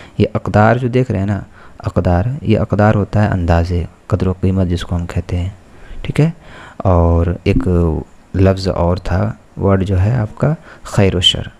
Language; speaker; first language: Hindi; native; Hindi